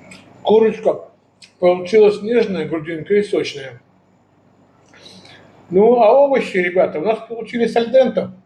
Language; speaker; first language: Russian; native; Russian